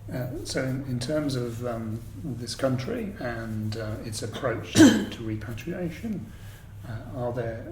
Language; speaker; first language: English; native; English